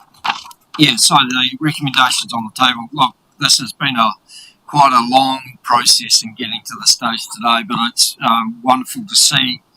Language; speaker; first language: English; native; English